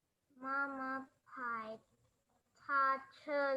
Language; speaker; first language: Chinese; non-native, learner; Indonesian